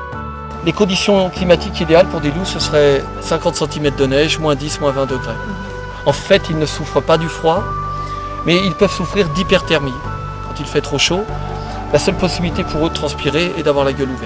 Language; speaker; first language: French; native; French